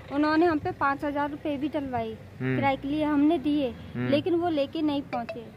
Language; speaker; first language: Hindi; native; Hindi